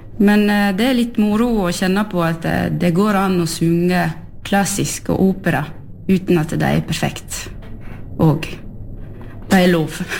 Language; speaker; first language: Norwegian; non-native, fluent; French